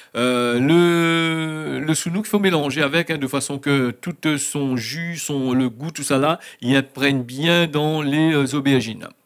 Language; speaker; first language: French; native; French